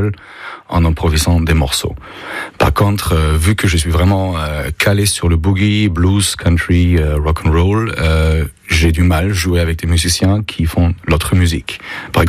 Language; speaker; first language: French; non-native, fluent; German